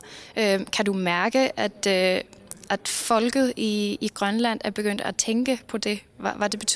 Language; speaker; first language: Danish; non-native, fluent; Icelandic